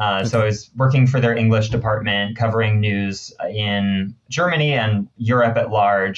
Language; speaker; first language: English; native; English